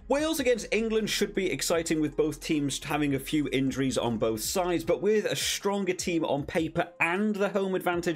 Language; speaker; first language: English; native; English